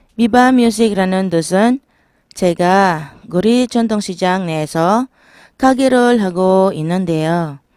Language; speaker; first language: Korean; non-native, learner; Filipino